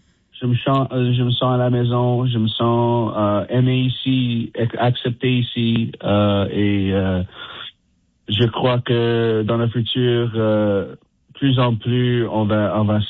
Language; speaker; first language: French; non-native, fluent; English